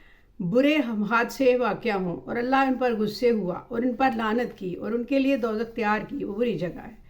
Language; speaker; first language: Urdu; native; Urdu